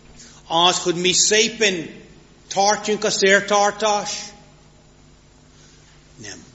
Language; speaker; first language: Hungarian; non-native, fluent; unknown